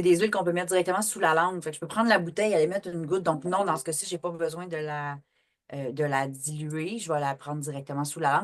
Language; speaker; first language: French; native; French